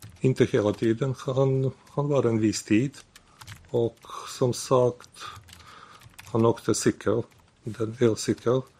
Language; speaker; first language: Swedish; non-native, learner; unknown